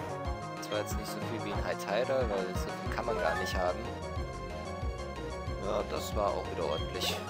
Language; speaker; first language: German; native; German